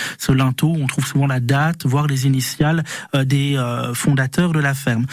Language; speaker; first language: French; native; French